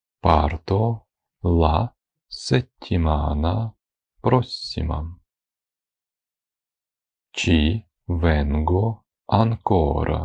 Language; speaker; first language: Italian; non-native, fluent; Ukrainian